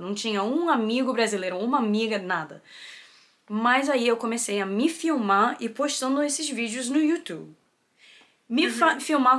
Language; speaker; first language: Portuguese; early bilingual, heritage; Portuguese